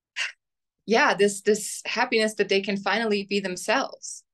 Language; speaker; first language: English; non-native, fluent; German